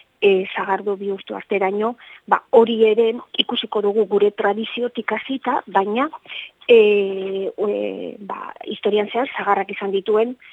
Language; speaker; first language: Basque; native; Basque